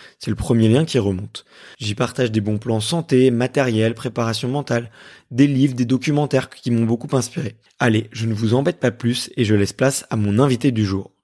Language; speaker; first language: French; native; French